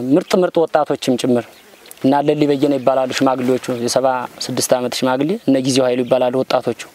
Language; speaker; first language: Amharic; native; Amharic